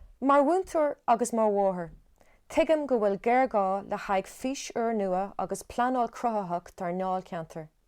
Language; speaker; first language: Irish; native; Irish